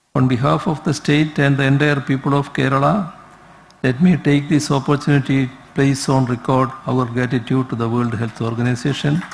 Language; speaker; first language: English; non-native, local second language; Malayalam